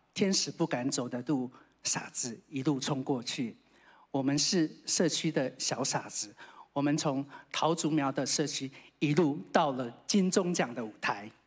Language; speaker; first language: Chinese; native; Chinese